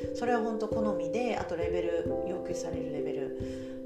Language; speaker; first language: Japanese; early bilingual, other home language; Chinese